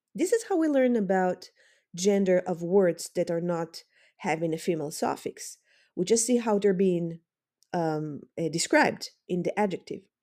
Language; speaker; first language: English; non-native, fluent; Hebrew